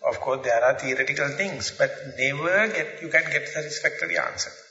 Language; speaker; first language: English; non-native, local second language; Sinhala